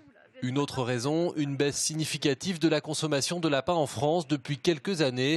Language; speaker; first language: French; native; French